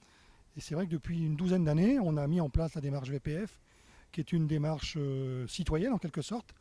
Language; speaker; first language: French; native; French